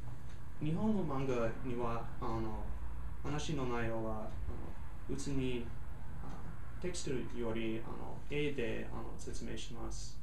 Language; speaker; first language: Japanese; non-native, learner; English